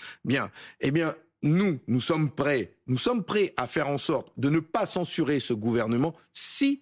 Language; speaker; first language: French; native; French